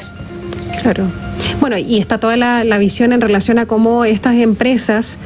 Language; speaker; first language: Spanish; native; Spanish